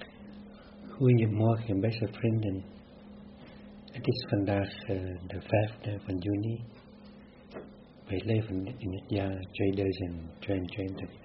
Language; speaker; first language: Dutch; non-native, fluent; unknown